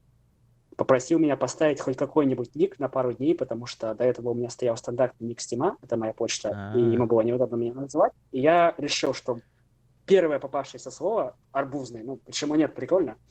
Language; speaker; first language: Russian; native; Russian